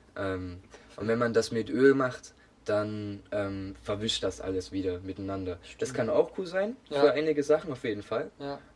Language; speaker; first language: German; native; German